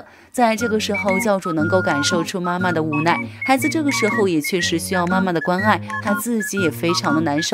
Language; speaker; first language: Chinese; native; Chinese